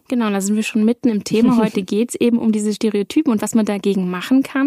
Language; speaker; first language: German; native; German